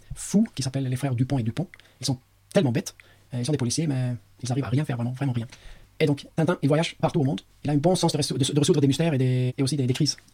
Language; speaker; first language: French; non-native, fluent; Swedish